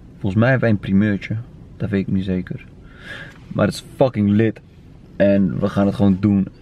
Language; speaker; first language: Dutch; early bilingual, other home language; Turkish